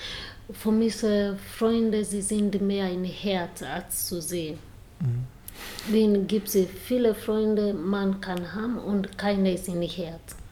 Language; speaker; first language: German; non-native, learner; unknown